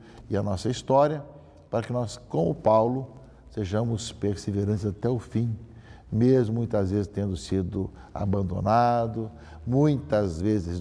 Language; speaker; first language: Portuguese; native; Portuguese